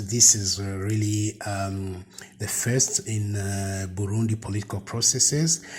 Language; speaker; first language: English; non-native, fluent; Rundi